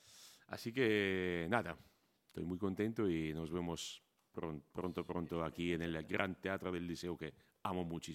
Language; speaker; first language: Spanish; non-native, fluent; Italian